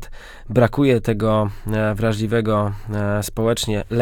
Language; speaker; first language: Polish; native; Polish